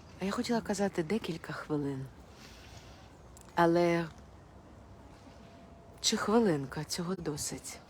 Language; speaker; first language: Ukrainian; non-native, local second language; Russian